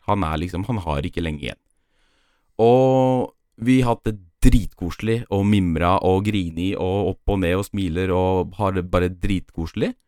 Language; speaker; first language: Norwegian; early bilingual, other home language; Polish